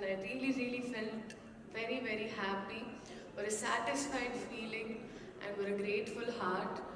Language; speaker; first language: Tamil; non-native, learner; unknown